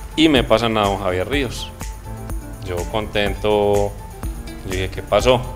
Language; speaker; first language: Spanish; native; Spanish